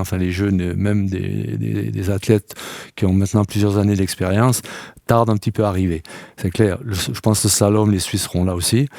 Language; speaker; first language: French; native; French